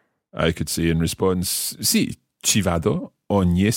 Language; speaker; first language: Italian; non-native, fluent; English